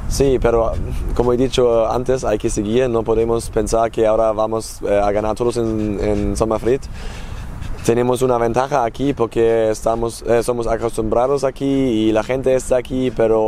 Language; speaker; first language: Spanish; non-native, fluent; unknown